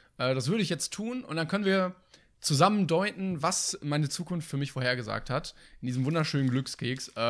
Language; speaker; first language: German; native; German